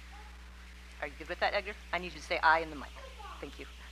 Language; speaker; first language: English; native; English